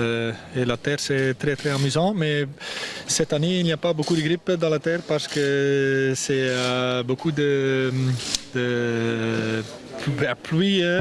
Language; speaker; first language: French; non-native, local second language; Dutch